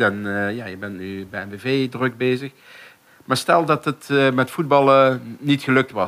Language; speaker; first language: Dutch; native; Dutch